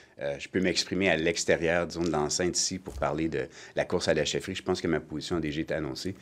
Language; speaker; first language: French; native; French